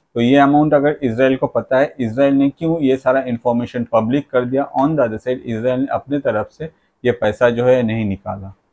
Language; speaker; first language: Hindi; non-native, local second language; Bangla